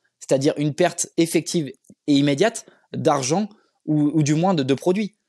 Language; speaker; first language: French; native; French